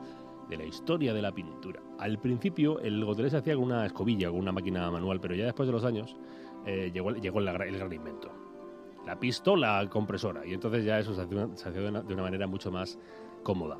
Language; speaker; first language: Spanish; native; Spanish